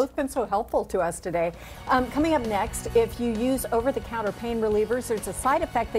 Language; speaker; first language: English; native; English